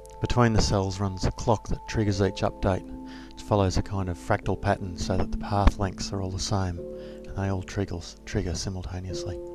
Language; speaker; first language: English; native; English